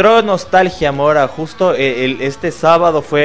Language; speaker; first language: Spanish; native; Spanish